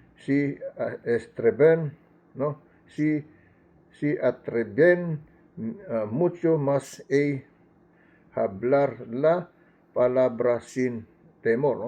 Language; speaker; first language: Spanish; non-native, learner; Filipino